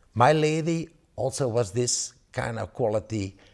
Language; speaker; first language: English; non-native, fluent; Dutch